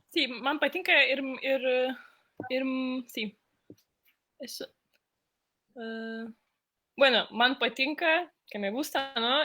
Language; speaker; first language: Spanish; non-native, fluent; Lithuanian